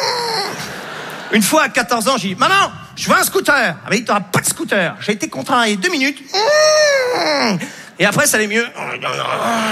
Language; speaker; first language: French; native; French